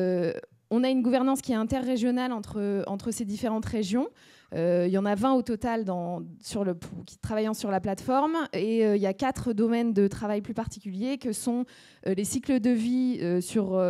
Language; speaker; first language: French; native; French